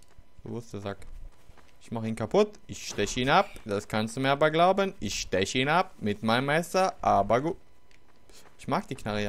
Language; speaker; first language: German; native; German